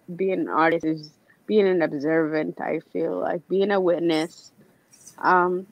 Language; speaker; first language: English; native; English